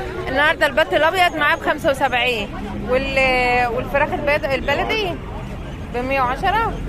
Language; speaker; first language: Arabic; native; Arabic